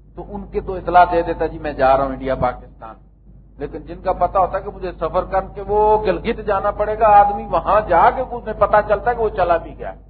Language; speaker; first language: Urdu; native; Urdu